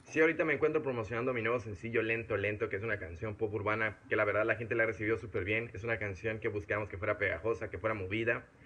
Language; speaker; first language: Spanish; native; Spanish